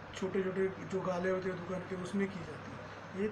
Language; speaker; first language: Hindi; non-native, local second language; Marathi